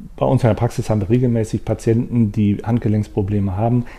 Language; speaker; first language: German; native; German